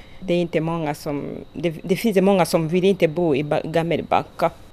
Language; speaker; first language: Swedish; non-native, learner; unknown